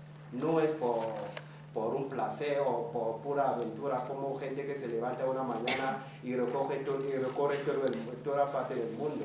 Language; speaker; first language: Spanish; non-native, fluent; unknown